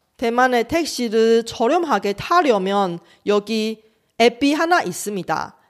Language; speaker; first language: Korean; non-native, fluent; Chinese